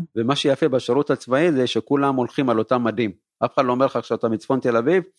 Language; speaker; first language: Hebrew; early bilingual, other home language; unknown